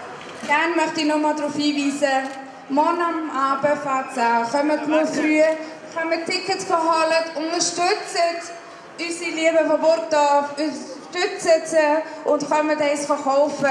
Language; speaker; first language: German; native; German